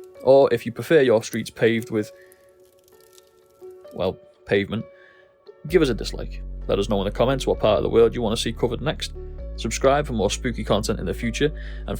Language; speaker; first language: English; native; English